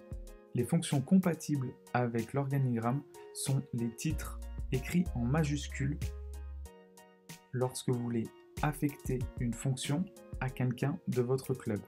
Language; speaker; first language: French; native; French